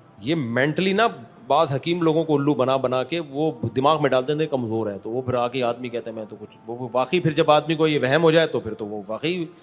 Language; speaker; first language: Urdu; native; Urdu